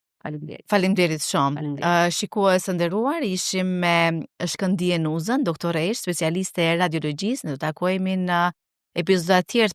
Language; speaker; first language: Albanian; native; Albanian